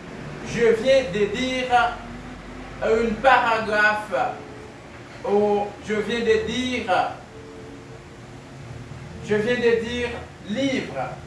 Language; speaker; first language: French; non-native, fluent; Spanish